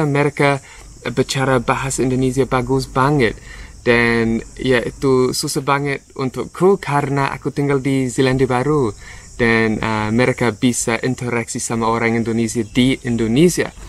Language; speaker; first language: Indonesian; non-native, learner; English